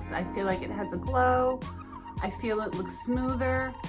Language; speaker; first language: English; native; English